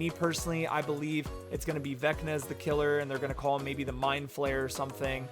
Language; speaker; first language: English; native; English